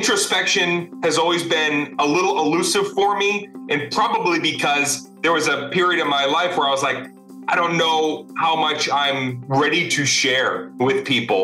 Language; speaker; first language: English; native; English